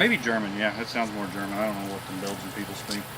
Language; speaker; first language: English; native; English